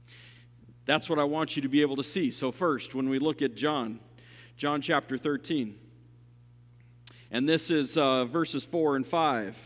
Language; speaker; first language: English; native; English